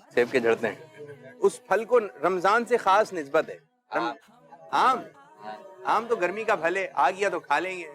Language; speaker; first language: Urdu; native; Urdu